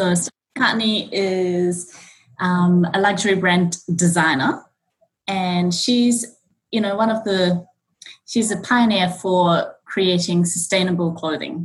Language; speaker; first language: English; native; English